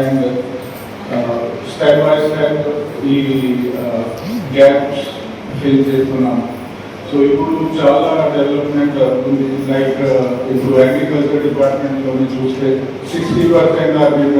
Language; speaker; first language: Telugu; non-native, fluent; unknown